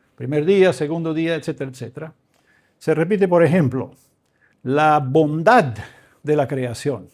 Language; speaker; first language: Spanish; early bilingual, other home language; English